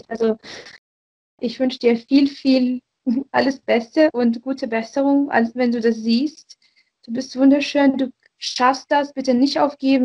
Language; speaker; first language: German; non-native, fluent; Ukrainian